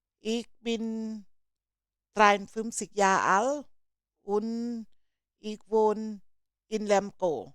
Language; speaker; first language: German; non-native, learner; Thai